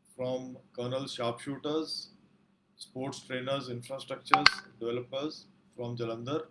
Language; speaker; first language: English; non-native, local second language; Punjabi